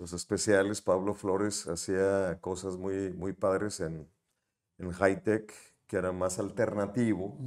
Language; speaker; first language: Spanish; native; Spanish